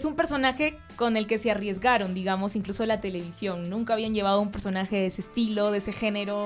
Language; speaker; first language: Spanish; native; Spanish